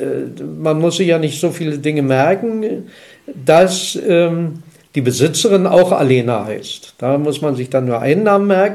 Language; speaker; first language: German; native; German